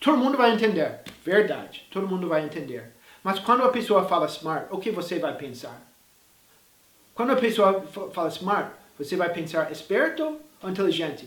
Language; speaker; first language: Portuguese; non-native, fluent; English